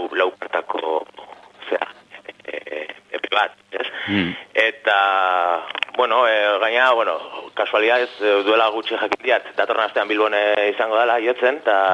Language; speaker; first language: Basque; native; Basque